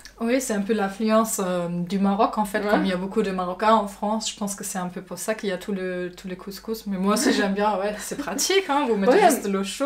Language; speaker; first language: French; non-native, fluent; German